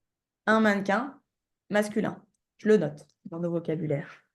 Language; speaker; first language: French; native; French